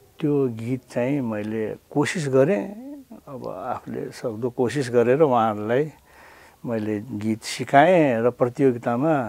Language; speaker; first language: Nepali; non-native, local second language; Newari